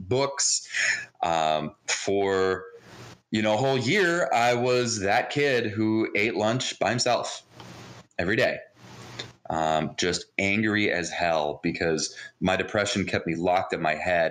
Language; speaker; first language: English; early bilingual, other home language; Hebrew